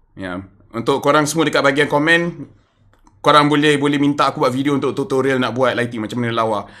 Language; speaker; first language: Malay; native; Malay